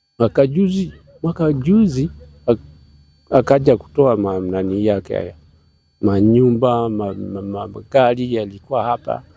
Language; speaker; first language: Swahili; non-native, local second language; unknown